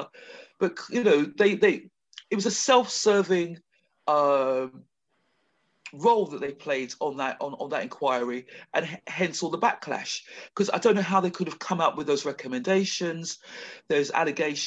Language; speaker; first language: English; native; English